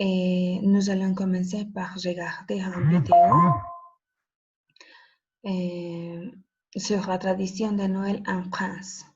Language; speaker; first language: French; non-native, fluent; Spanish